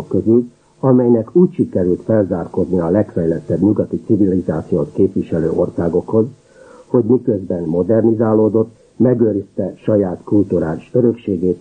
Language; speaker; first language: Hungarian; native; Hungarian